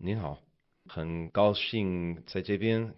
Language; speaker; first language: Chinese; non-native, learner; English